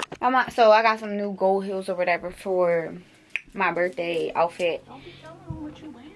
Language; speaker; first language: English; native; English